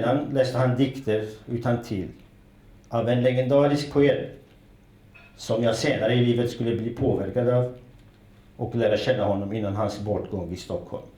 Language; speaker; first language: Swedish; non-native, fluent; Kurdish